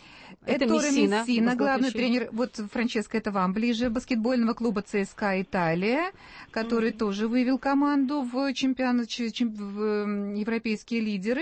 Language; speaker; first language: Russian; native; Russian